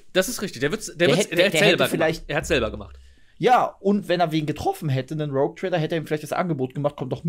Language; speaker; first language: German; native; German